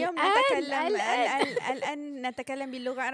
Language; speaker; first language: Arabic; non-native, learner; Malay